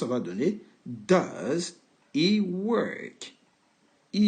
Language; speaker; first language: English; non-native, learner; French